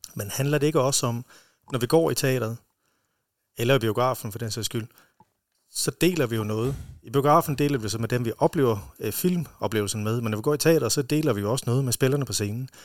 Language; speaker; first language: Danish; early bilingual, heritage; Danish